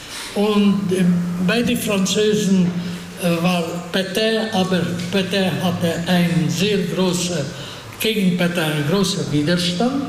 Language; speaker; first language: German; non-native, fluent; Hungarian